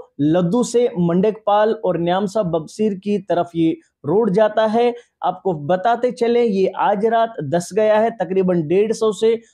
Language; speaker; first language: Urdu; non-native, local second language; Kashmiri